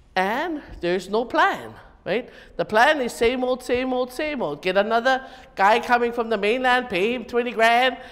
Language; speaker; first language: English; native; English